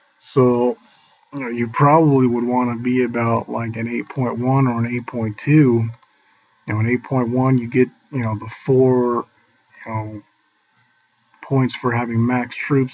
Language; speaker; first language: English; native; English